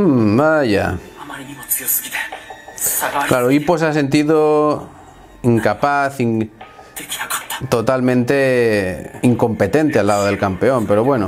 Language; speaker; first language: Spanish; native; Spanish